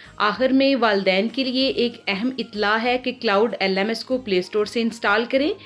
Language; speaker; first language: Hindi; non-native, local second language; Punjabi